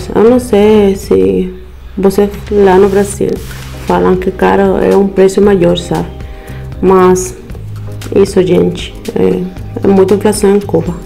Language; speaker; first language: Portuguese; non-native, learner; Spanish